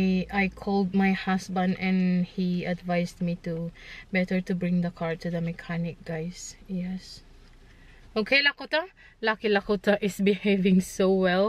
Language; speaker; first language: English; non-native, local second language; Filipino